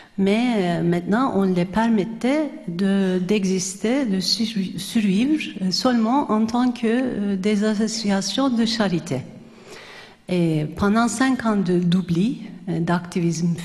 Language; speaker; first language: French; non-native, fluent; Turkish